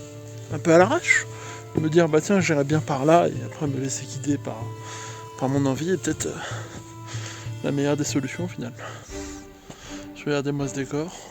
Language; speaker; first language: French; native; French